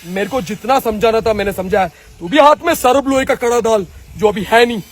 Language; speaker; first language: Hindi; native; Hindi